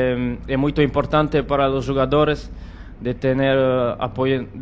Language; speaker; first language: Portuguese; non-native, learner; French